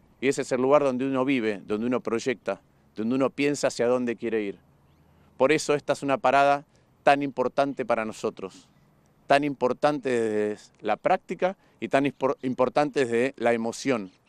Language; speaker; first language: Spanish; native; Spanish